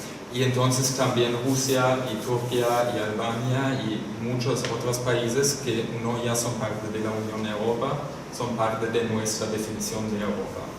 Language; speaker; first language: Spanish; non-native, fluent; German